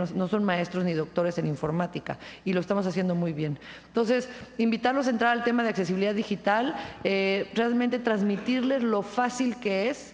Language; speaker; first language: Spanish; native; Spanish